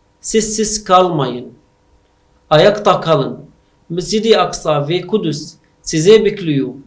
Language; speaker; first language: Turkish; non-native, learner; Arabic